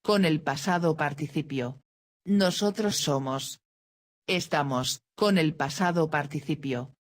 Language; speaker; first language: Spanish; non-native, fluent; Dutch